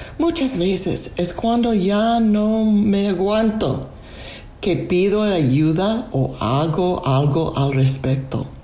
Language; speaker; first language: Spanish; non-native, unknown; English